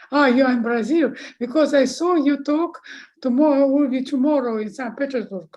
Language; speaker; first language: English; non-native, fluent; Russian